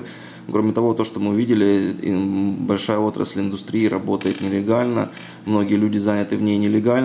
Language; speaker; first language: Russian; native; Russian